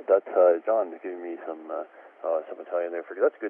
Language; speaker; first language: English; native; English